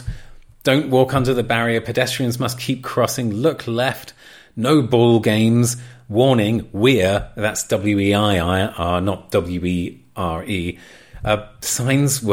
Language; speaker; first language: English; native; English